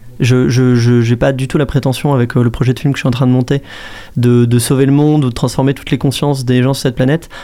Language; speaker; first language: French; native; French